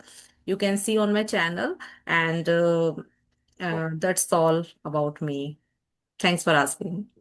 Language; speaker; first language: English; non-native, learner; Hindi